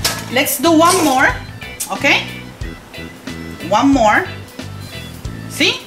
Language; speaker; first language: English; non-native, fluent; Spanish